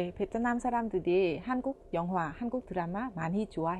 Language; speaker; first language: Korean; non-native, fluent; Vietnamese